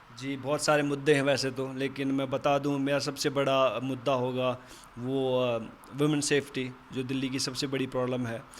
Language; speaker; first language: Hindi; native; Hindi